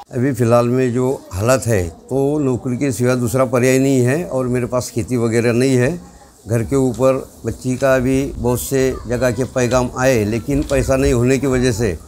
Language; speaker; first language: Hindi; non-native, local second language; Urdu